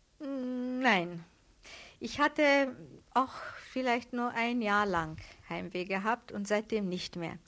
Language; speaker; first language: German; non-native, fluent; Hungarian